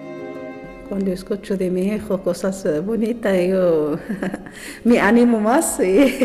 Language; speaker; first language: Spanish; non-native, fluent; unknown